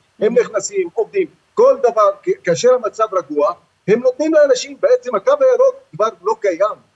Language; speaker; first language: Hebrew; non-native, local second language; Arabic